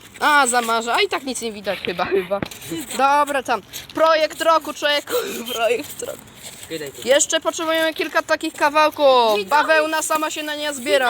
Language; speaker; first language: Polish; native; Polish